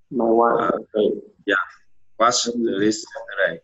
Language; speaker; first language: English; non-native, learner; Vietnamese